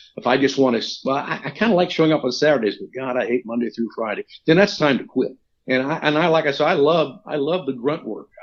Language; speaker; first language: English; native; English